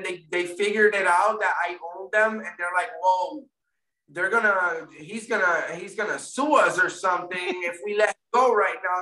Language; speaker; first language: English; native; English